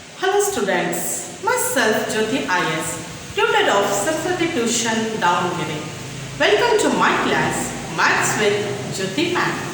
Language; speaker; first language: English; non-native, local second language; Kannada